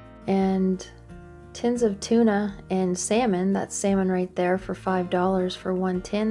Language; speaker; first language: English; native; English